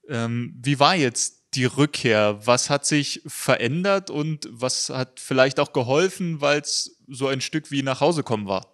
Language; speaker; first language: German; native; German